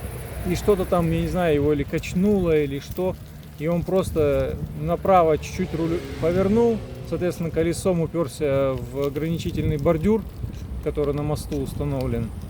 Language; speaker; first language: Russian; native; Russian